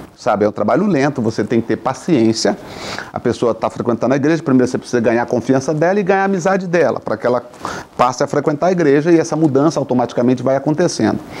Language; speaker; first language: Portuguese; native; Portuguese